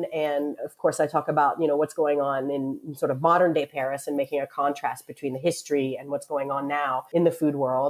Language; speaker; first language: English; native; English